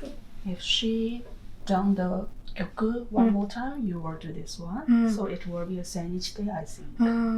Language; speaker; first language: English; non-native, learner; Japanese